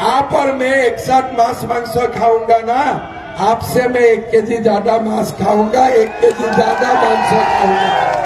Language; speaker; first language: Hindi; non-native, local second language; Assamese